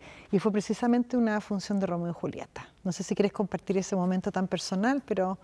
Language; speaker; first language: Spanish; native; Spanish